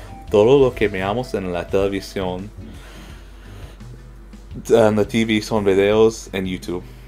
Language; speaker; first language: Spanish; non-native, learner; English